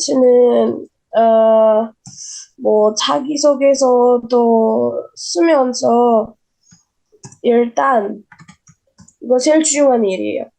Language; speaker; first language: Korean; non-native, learner; Indonesian